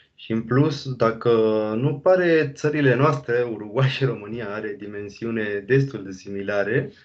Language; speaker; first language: Romanian; non-native, fluent; Spanish